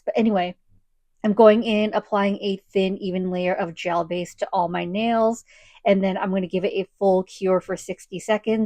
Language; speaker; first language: English; native; English